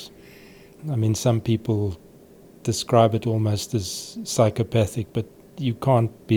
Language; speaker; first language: English; native; English